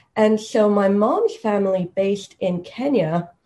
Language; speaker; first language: English; non-native, local second language; Swahili